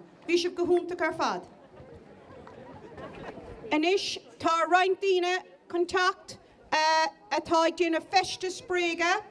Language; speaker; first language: Irish; native; Irish